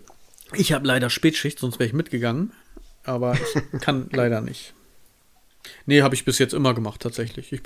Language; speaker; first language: German; native; German